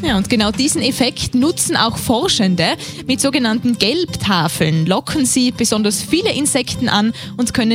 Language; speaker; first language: German; native; German